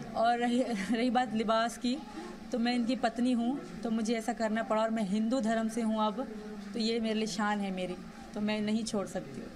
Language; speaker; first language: Urdu; non-native, local second language; Sindhi